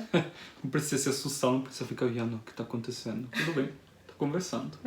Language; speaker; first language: Portuguese; non-native, fluent; Italian